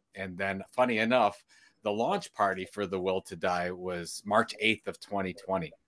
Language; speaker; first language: English; early bilingual, other home language; Italian